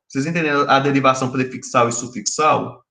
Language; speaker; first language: Portuguese; native; Portuguese